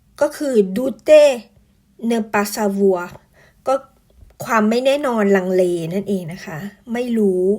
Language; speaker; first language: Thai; native; Thai